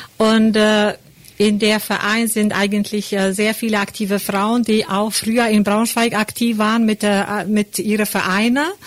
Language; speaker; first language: German; non-native, fluent; Albanian